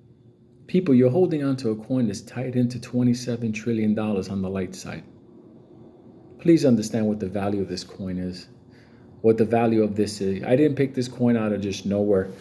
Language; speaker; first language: English; native; English